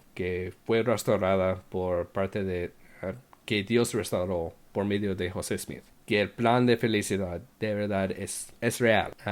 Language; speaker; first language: Spanish; non-native, fluent; English